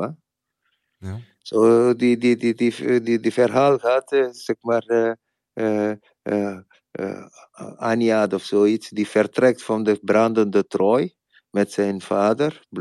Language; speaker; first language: Dutch; non-native, learner; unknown